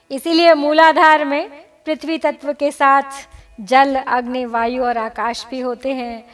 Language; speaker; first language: Hindi; native; Hindi